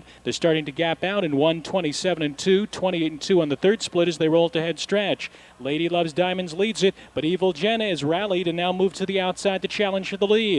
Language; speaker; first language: English; native; English